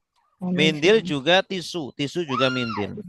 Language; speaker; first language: Indonesian; native; Indonesian